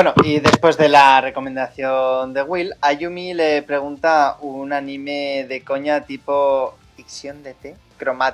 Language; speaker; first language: Spanish; native; Spanish